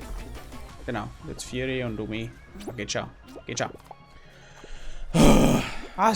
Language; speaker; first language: German; native; German